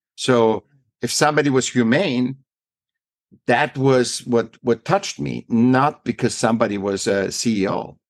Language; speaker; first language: English; non-native, fluent; German